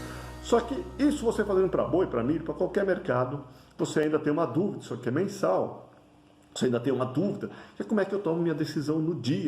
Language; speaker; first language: Portuguese; native; Portuguese